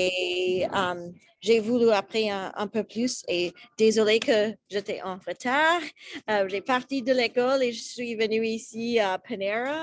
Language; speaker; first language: French; non-native, learner; English